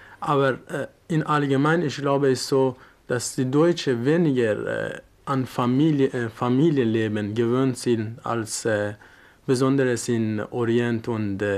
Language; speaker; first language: German; non-native, learner; Persian